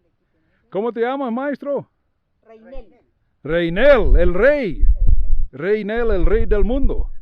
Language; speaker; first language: Spanish; non-native, fluent; English